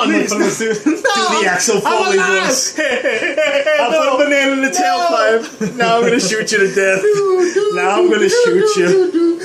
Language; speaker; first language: English; native; English